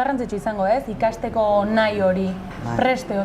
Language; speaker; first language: Basque; native; Basque